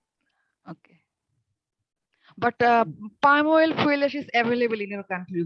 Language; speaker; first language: English; non-native, fluent; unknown